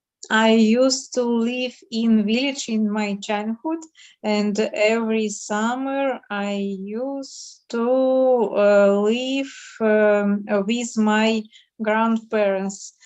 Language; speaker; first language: English; non-native, learner; Russian